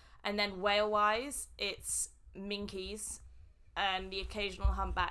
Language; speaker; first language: English; native; English